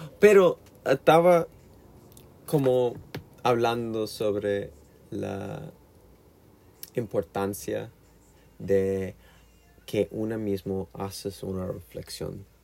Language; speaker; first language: Spanish; non-native, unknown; English